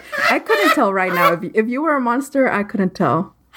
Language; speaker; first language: English; native; English